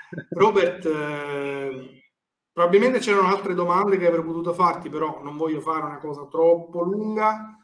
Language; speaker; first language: Italian; native; Italian